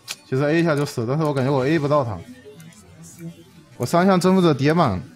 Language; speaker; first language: Chinese; native; Chinese